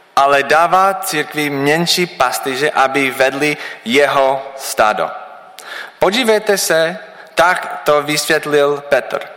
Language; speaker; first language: Czech; non-native, learner; English